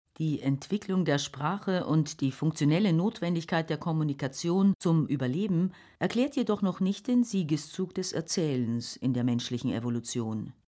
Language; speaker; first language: German; native; German